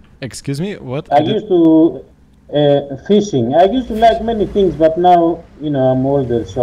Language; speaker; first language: English; non-native, learner; Greek